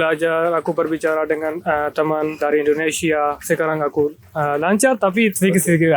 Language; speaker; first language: Indonesian; non-native, learner; Urdu